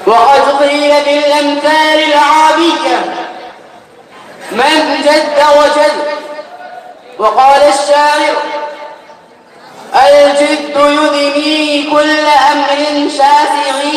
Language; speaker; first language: Arabic; non-native, learner; Urdu